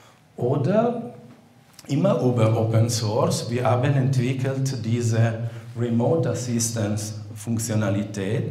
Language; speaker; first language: German; non-native, fluent; Italian